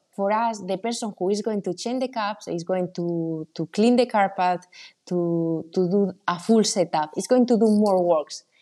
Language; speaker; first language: English; non-native, fluent; Spanish